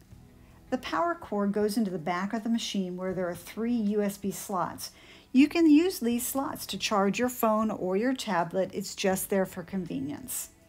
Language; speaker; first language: English; native; English